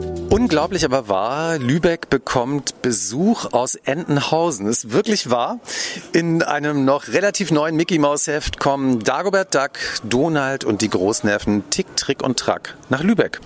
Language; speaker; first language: German; native; German